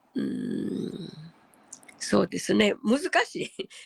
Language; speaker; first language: Japanese; early bilingual, heritage; Japanese